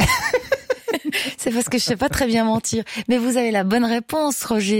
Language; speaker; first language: French; native; French